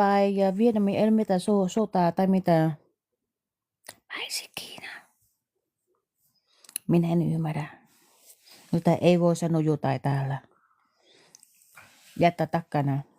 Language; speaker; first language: Finnish; non-native, learner; Vietnamese